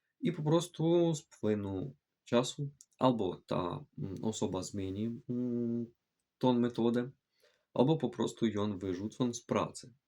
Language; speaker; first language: Polish; non-native, fluent; Ukrainian